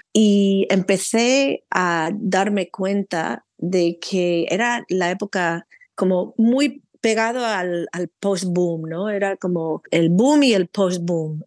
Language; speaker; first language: Spanish; non-native, fluent; English